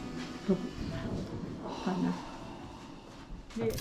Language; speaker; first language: Japanese; native; Japanese